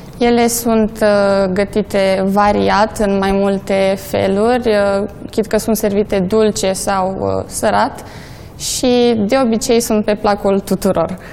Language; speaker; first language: Romanian; non-native, local second language; Polish